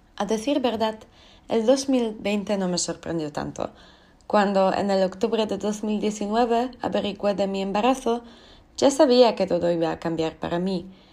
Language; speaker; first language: Spanish; non-native, learner; Polish